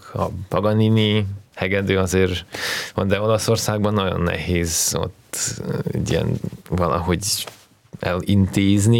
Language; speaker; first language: Hungarian; non-native, fluent; Russian